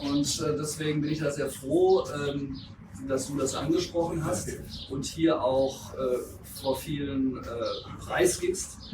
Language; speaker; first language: German; native; German